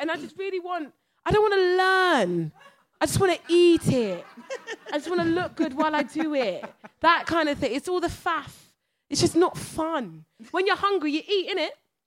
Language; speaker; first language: English; native; English